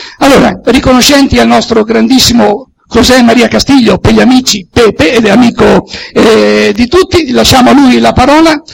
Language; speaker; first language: Italian; native; Italian